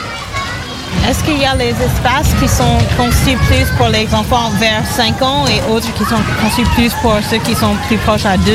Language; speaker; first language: French; non-native, fluent; English